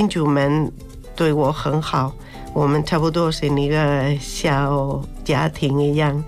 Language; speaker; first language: Chinese; non-native, fluent; Spanish